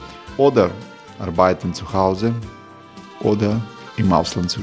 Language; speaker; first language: German; non-native, learner; Croatian